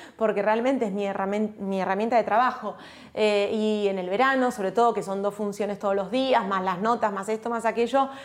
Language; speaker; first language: Spanish; native; Spanish